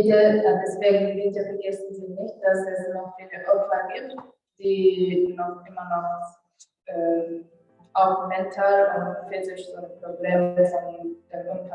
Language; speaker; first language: German; non-native, fluent; Japanese